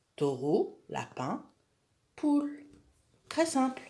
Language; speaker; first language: French; non-native, local second language; Arabic